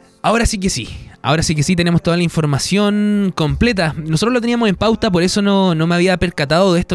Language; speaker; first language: Spanish; native; Spanish